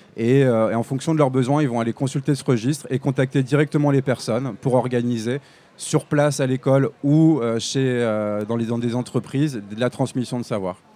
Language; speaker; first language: French; native; French